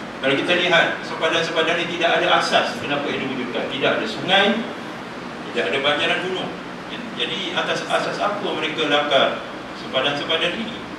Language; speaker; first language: Malay; native; Malay